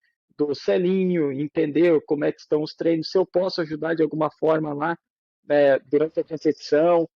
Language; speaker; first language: Portuguese; native; Portuguese